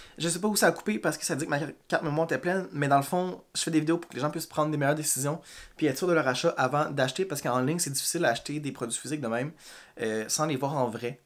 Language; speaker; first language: French; native; French